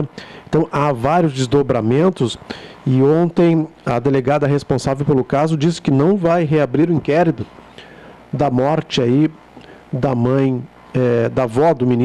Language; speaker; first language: Portuguese; native; Portuguese